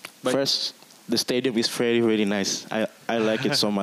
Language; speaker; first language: English; non-native, learner; Indonesian